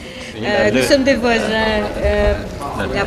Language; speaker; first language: French; non-native, local second language; Dutch